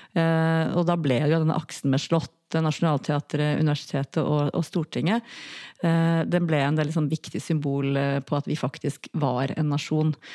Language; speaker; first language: Norwegian; native; Norwegian